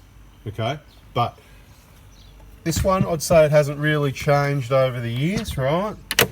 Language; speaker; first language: English; native; English